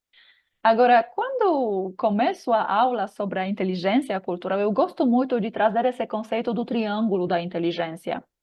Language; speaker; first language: Portuguese; non-native, fluent; Polish